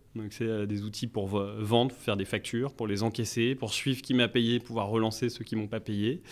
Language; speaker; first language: French; native; French